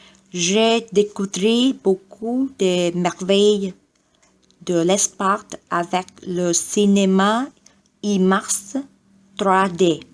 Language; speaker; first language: French; non-native, learner; Vietnamese